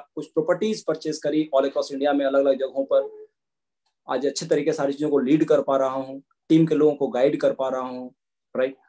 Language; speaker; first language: Hindi; native; Hindi